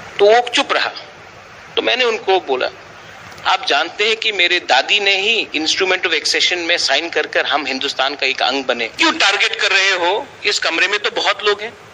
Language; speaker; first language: Hindi; non-native, local second language; Kok Borok